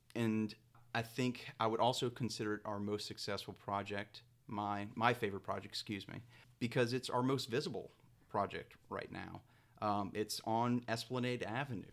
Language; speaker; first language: English; native; English